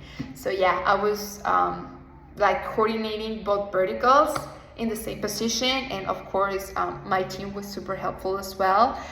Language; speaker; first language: English; non-native, fluent; Spanish